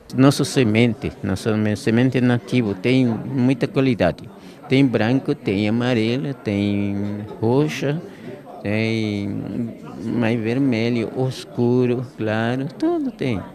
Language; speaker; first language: Portuguese; non-native, local second language; Guarani